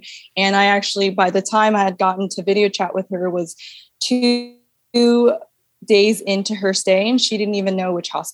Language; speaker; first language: English; native; English